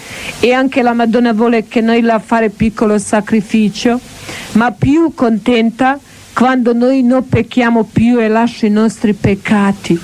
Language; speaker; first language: Italian; non-native, learner; Croatian